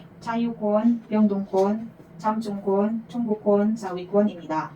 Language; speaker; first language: Korean; non-native, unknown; Filipino